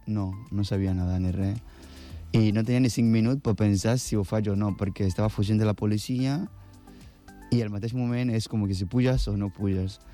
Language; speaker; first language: Catalan; non-native, fluent; Akan